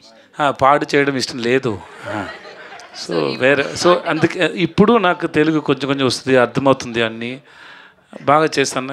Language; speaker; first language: Telugu; non-native, learner; Tamil